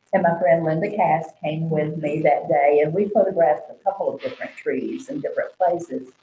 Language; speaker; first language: English; native; English